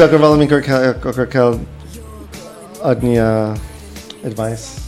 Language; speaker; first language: Hungarian; early bilingual, heritage; English